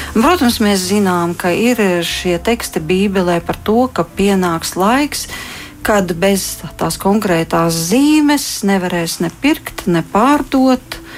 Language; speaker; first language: Latvian; native; Latvian